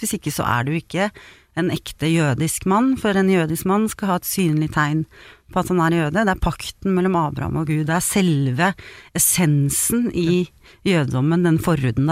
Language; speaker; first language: Norwegian; native; Norwegian